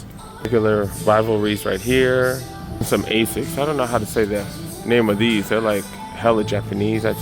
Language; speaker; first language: English; native; English